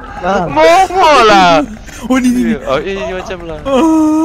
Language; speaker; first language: Malay; native; Malay